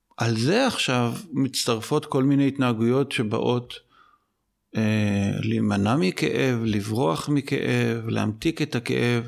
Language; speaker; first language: Hebrew; native; Hebrew